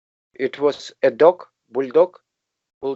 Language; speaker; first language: English; non-native, learner; Russian